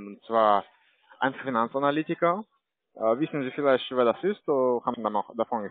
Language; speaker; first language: German; non-native, learner; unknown